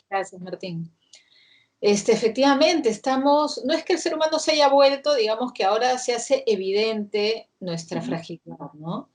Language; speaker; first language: Spanish; native; Spanish